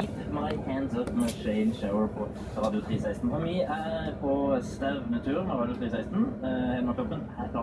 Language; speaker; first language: Norwegian; native; Norwegian